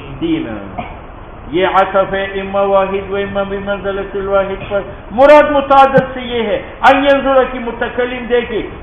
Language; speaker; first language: Urdu; non-native, local second language; Pashto